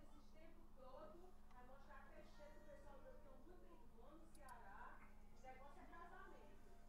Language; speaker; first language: Portuguese; native; Portuguese